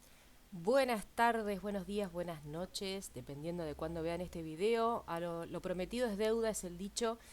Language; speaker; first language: Spanish; native; Spanish